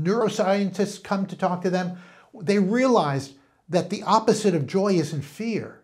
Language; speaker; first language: English; native; English